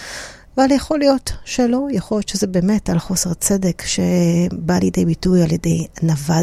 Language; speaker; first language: Hebrew; native; Hebrew